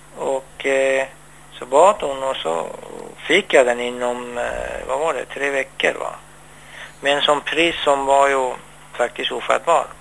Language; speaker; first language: Swedish; non-native, fluent; Persian